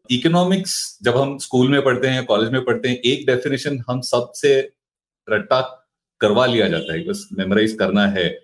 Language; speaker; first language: Hindi; non-native, local second language; Marathi